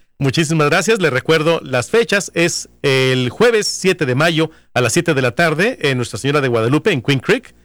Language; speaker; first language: Spanish; native; Spanish